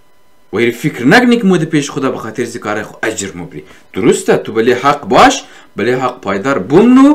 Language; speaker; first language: Persian; native; Persian